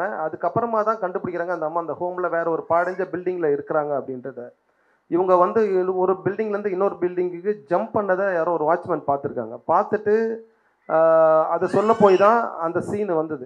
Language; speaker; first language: Tamil; native; Tamil